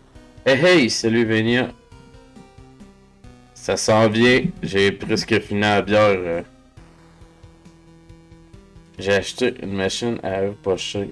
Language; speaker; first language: French; native; French